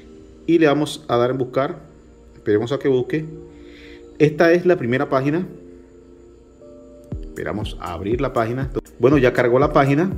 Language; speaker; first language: Spanish; native; Spanish